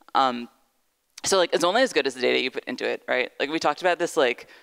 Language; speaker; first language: English; native; English